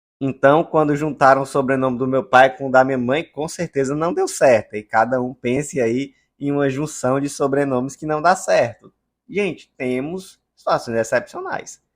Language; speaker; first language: Portuguese; native; Portuguese